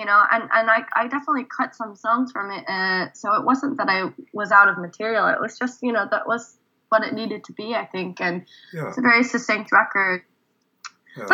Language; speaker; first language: English; native; English